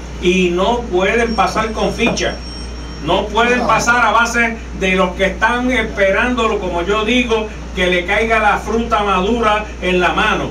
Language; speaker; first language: Spanish; native; Spanish